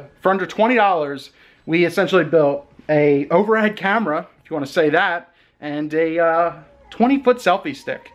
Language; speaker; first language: English; native; English